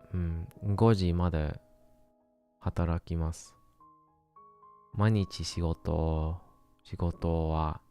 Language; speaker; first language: Japanese; non-native, learner; English